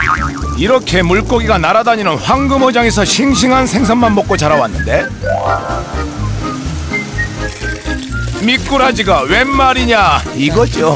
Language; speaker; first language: Korean; native; Korean